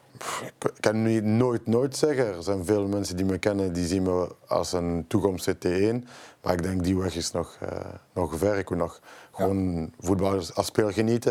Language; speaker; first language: Dutch; non-native, local second language; French